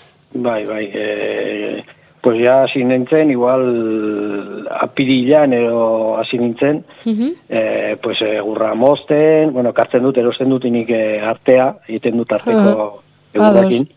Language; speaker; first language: Basque; non-native, local second language; Spanish